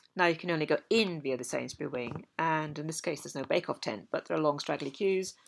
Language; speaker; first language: English; native; English